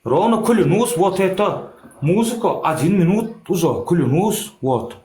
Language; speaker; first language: Russian; non-native, learner; Turkmen